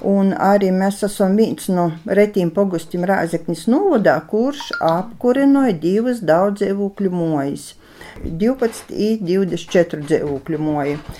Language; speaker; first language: Latvian; native; Latvian